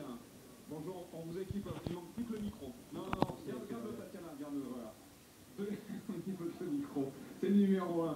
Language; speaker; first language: French; native; French